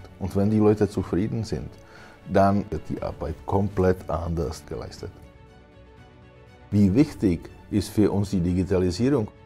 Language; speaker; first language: German; non-native, fluent; Czech